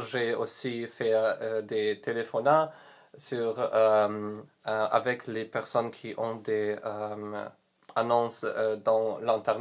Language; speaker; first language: French; non-native, learner; Polish